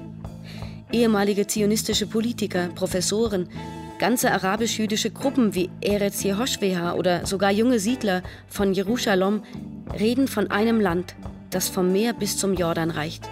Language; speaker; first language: German; native; German